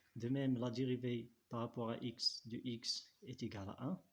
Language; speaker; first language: French; non-native, local second language; Arabic